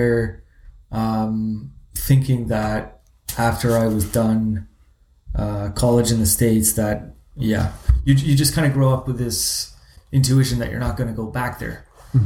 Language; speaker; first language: English; native; English